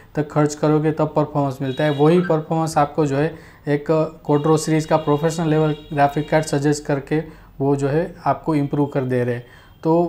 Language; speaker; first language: Hindi; non-native, local second language; Gujarati